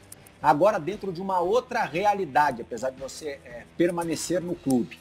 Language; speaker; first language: Portuguese; native; Portuguese